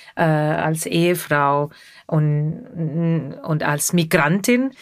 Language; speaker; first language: German; non-native, fluent; Spanish